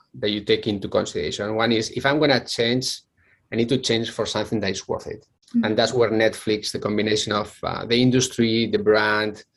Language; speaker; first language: English; non-native, fluent; Spanish